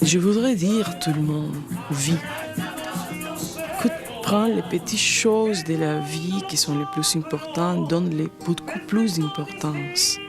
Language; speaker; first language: French; non-native, fluent; Spanish